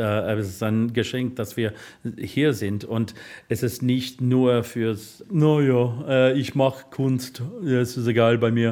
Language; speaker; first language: German; non-native, fluent; English